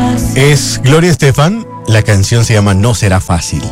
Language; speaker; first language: Spanish; native; Spanish